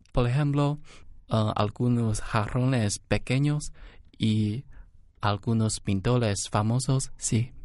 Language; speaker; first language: Spanish; non-native, learner; Chinese